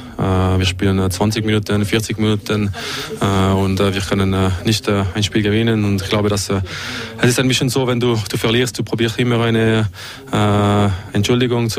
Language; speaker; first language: German; non-native, fluent; French